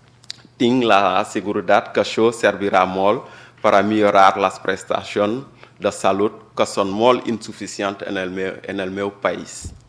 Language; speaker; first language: Catalan; non-native, learner; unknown